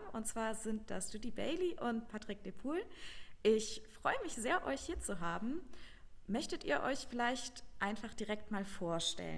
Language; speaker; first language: German; native; German